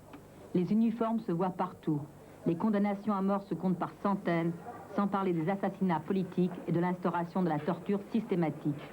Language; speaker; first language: French; native; French